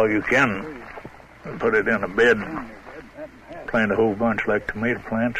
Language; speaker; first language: English; native; English